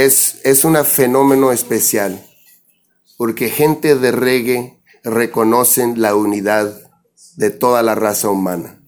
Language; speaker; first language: Spanish; early bilingual, heritage; English